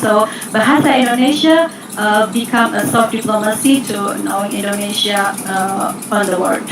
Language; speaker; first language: English; non-native, learner; Indonesian